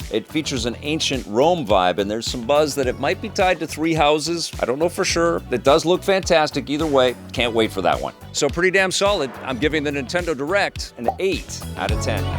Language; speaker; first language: English; native; English